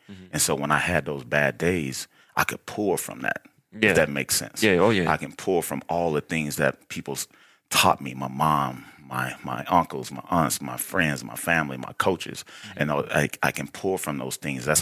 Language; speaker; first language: English; native; English